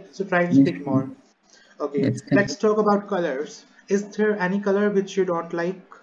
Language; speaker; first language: English; non-native, local second language; Hindi